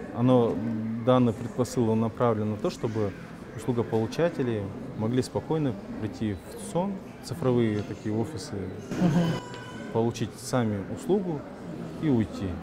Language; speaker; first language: Russian; non-native, local second language; Kazakh